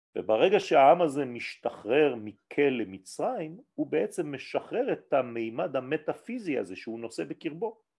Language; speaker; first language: Hebrew; non-native, fluent; French